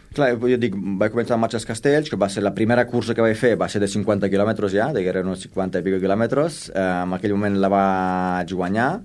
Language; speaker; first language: Catalan; non-native, fluent; Romanian